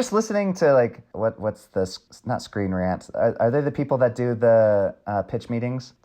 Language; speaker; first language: English; native; English